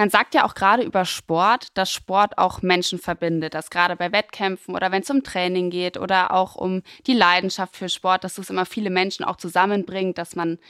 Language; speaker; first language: German; native; German